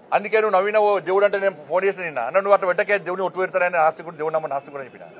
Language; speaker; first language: Telugu; native; Telugu